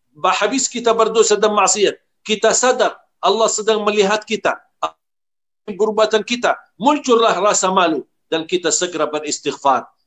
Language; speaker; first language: Malay; non-native, fluent; Arabic